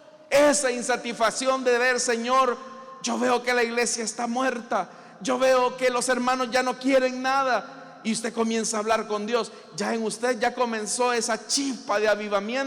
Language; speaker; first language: Spanish; native; Spanish